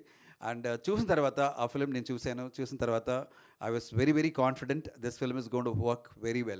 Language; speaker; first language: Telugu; non-native, learner; Tamil